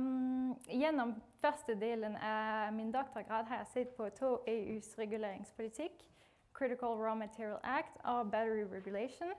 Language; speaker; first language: Norwegian; non-native, fluent; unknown